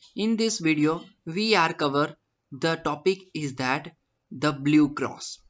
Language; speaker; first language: English; non-native, local second language; Gujarati